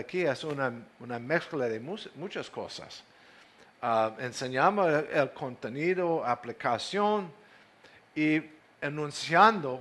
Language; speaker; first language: Spanish; non-native, fluent; English